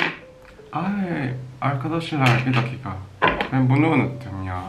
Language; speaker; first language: Turkish; non-native, learner; Korean